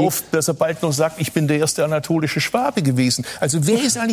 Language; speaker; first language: German; native; German